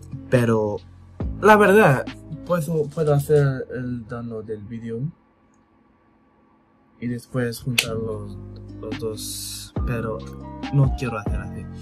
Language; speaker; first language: Spanish; non-native, learner; English